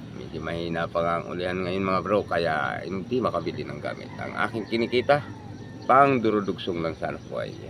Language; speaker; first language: Filipino; native; Filipino